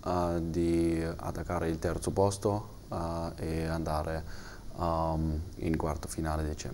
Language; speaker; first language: Italian; non-native, learner; German